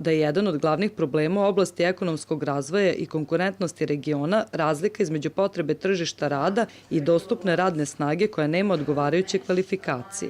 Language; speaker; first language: Serbian; native; Serbian